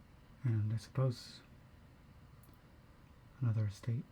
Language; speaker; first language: English; native; English